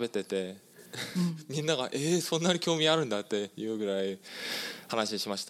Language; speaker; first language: Japanese; non-native, fluent; English